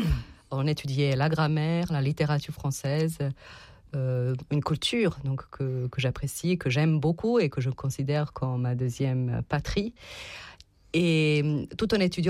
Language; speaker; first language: French; non-native, fluent; Serbian